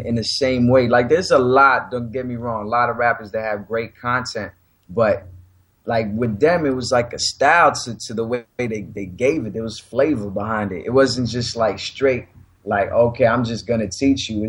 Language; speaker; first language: English; native; English